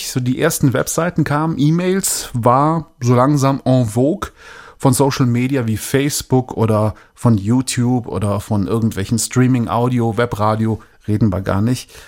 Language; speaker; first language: German; native; German